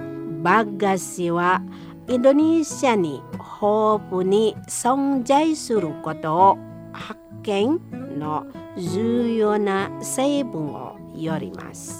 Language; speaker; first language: Japanese; non-native, fluent; Indonesian